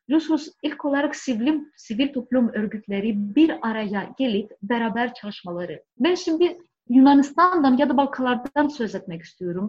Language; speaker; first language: Turkish; non-native, fluent; Greek